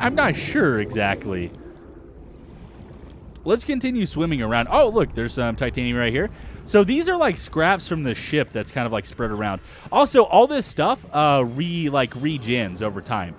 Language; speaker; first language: English; native; English